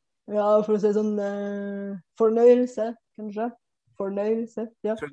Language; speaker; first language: Norwegian; non-native, fluent; Bulgarian